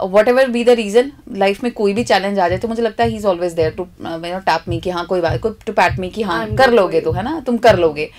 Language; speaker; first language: Hindi; native; Hindi